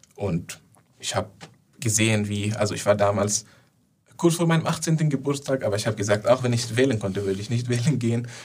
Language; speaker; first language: German; non-native, fluent; Arabic